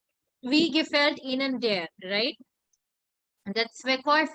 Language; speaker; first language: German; non-native, fluent; Hindi